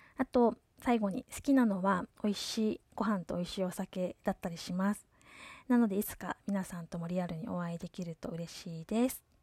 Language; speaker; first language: Japanese; native; Japanese